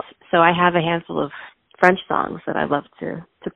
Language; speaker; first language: English; native; English